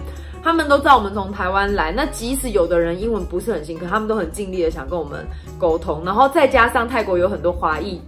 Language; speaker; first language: Chinese; native; Chinese